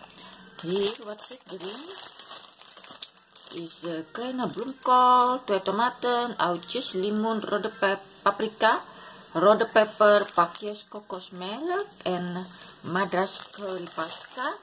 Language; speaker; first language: Dutch; non-native, learner; Indonesian